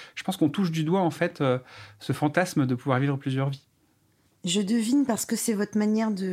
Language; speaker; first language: French; native; French